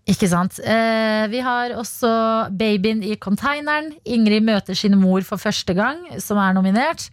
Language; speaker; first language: Norwegian; early bilingual, other home language; Albanian